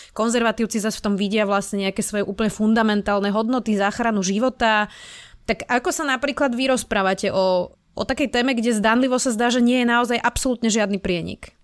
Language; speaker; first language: Slovak; native; Slovak